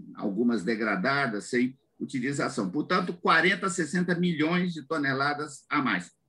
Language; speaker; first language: Portuguese; native; Portuguese